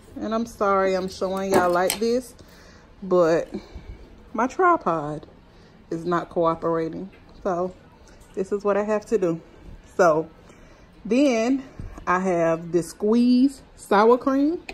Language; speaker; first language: English; native; English